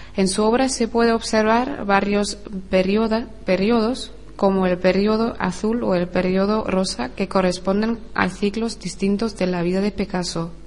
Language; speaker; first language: Spanish; non-native, learner; German